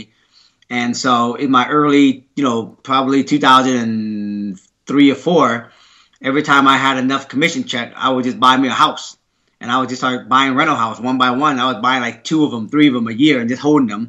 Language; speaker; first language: English; early bilingual, other home language; Vietnamese